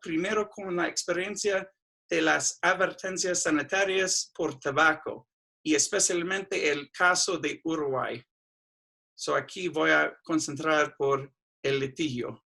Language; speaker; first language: Spanish; non-native, fluent; English